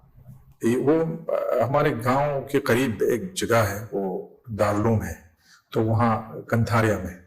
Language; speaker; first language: Hindi; non-native, fluent; English